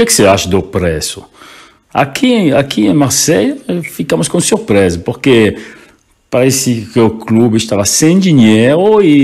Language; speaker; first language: Portuguese; non-native, fluent; French